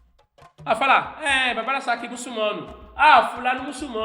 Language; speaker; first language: Portuguese; non-native, fluent; Yoruba